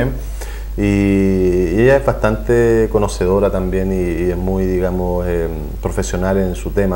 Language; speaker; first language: Spanish; native; Spanish